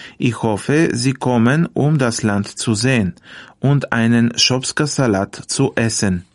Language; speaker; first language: German; non-native, fluent; Bulgarian